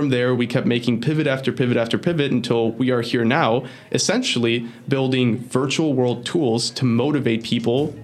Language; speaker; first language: English; early bilingual, other home language; Spanish